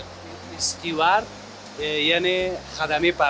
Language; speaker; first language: Persian; native; Persian